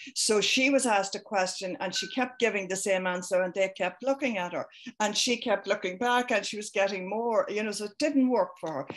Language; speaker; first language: English; native; English